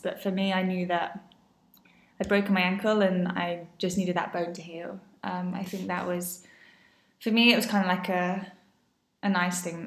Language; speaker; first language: English; native; English